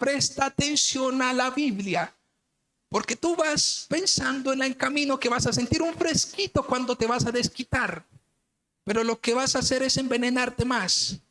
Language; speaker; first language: Spanish; native; Spanish